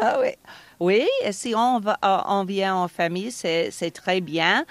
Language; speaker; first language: French; non-native, fluent; English